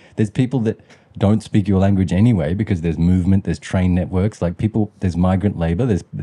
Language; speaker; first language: English; early bilingual, other home language; Sinhala